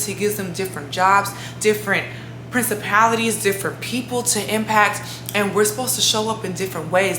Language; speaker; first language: English; native; English